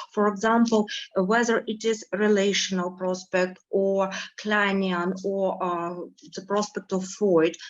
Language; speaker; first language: English; non-native, fluent; Ukrainian